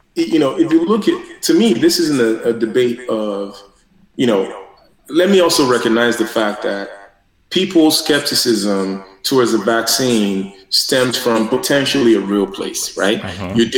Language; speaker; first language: English; non-native, local second language; Yoruba